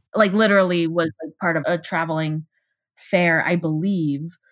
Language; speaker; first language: English; native; English